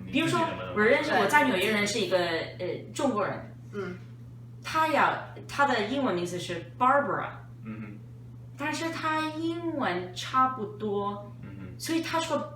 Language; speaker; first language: Chinese; non-native, fluent; English